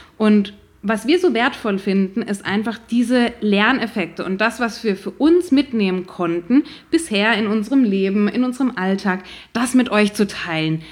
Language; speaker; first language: German; native; German